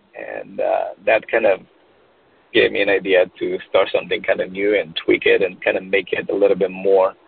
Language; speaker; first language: English; non-native, fluent; Romanian